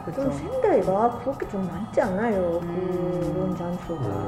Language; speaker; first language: Korean; non-native, learner; Japanese